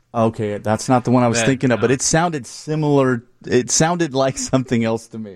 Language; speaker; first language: English; native; English